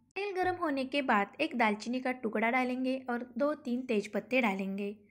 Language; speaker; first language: Hindi; non-native, local second language; Marathi